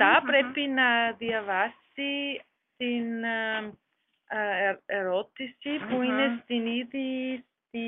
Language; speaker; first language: Greek; non-native, learner; German